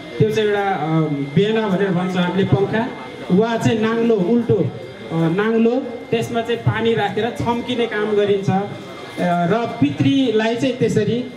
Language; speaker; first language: Nepali; non-native, local second language; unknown